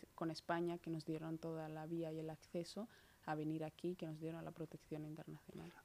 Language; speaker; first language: Spanish; early bilingual, other home language; Somali